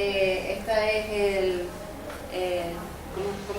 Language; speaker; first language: Spanish; native; Spanish